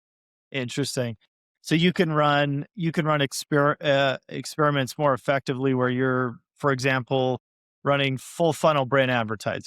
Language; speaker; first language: English; native; English